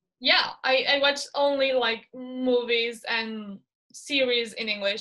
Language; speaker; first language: English; non-native, fluent; Spanish